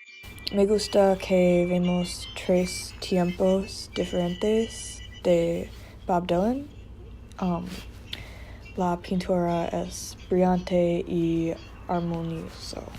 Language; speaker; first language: Spanish; non-native, learner; English